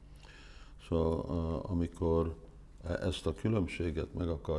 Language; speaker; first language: Hungarian; early bilingual, heritage; Hungarian